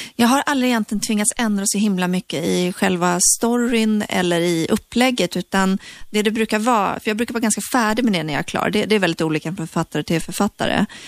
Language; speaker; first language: Swedish; native; Swedish